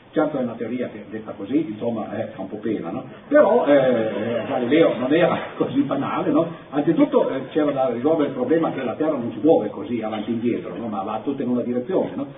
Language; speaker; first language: Italian; native; Italian